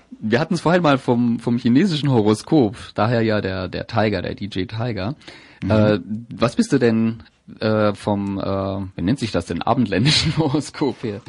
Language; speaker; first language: German; native; German